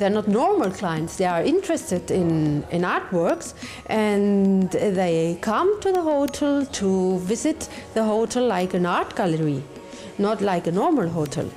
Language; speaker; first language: English; non-native, learner; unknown